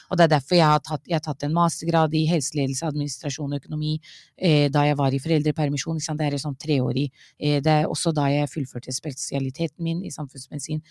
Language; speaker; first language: Norwegian; early bilingual, other home language; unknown